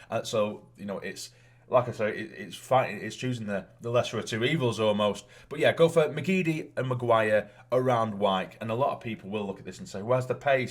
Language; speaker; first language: English; native; English